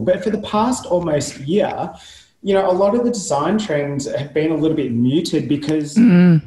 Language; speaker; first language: English; native; English